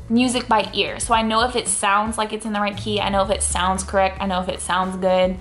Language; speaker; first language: English; native; English